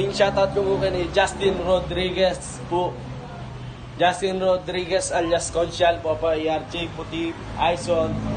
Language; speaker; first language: Filipino; non-native, local second language; Pampanga